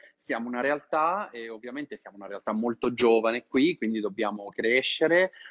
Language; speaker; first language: Italian; native; Italian